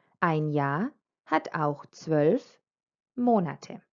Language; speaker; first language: German; non-native, fluent; Croatian